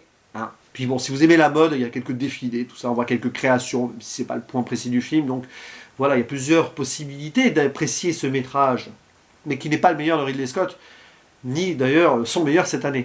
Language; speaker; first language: French; native; French